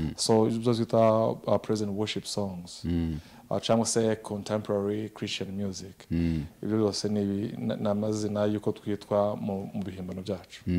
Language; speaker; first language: Kinyarwanda; native; Kinyarwanda